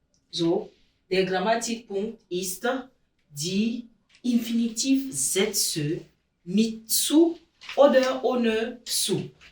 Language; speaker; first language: German; non-native, learner; French